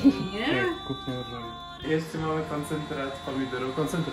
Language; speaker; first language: Polish; non-native, fluent; Persian